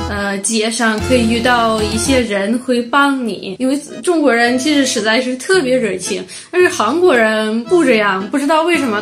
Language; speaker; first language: Chinese; non-native, fluent; Russian